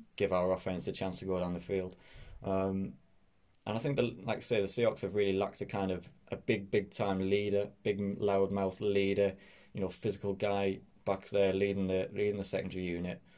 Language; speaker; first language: English; native; English